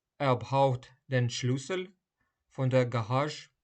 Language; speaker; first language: German; non-native, fluent; Ukrainian